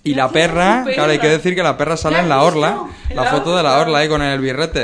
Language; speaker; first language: Spanish; native; Spanish